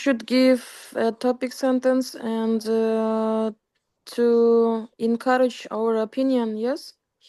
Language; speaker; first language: English; non-native, fluent; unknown